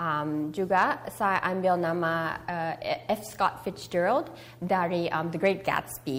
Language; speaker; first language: Indonesian; early bilingual, heritage; Indonesian